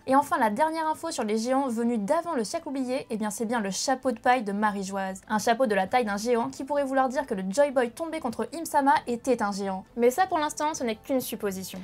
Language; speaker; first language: French; native; French